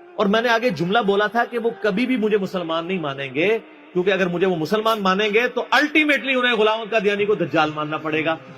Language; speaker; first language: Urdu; non-native, local second language; Punjabi